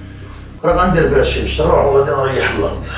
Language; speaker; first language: Arabic; native; Arabic